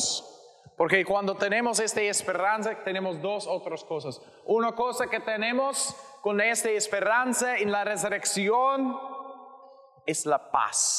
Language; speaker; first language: Spanish; non-native, learner; English